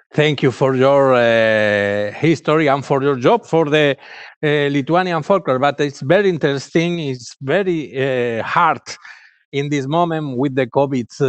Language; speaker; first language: English; non-native, learner; Galician